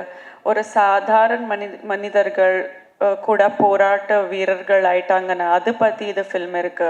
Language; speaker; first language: Tamil; non-native, learner; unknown